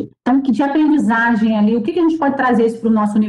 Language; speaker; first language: Portuguese; native; Portuguese